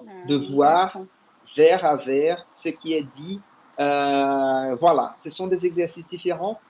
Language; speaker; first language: French; non-native, fluent; Portuguese